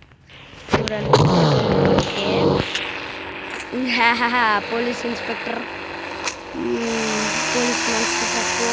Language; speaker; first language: Telugu; native; Telugu